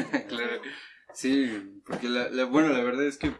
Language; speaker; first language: Spanish; native; Spanish